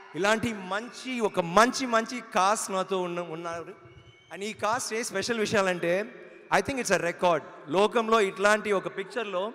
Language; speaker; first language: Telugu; non-native, learner; Tamil